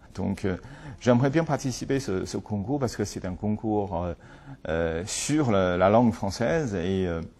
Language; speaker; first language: French; non-native, fluent; Chinese